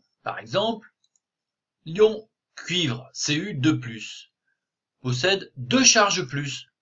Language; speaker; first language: French; native; French